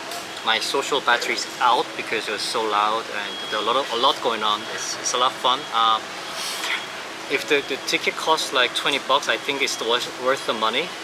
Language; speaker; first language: English; non-native, fluent; Korean